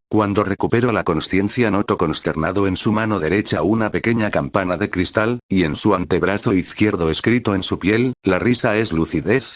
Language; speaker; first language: Spanish; native; Spanish